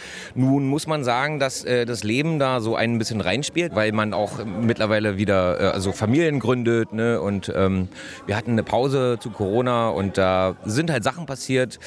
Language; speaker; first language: German; native; German